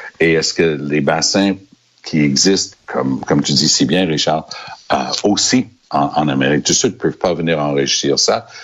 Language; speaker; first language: French; native; French